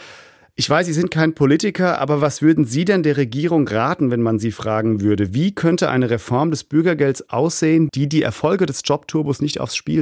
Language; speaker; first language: German; native; German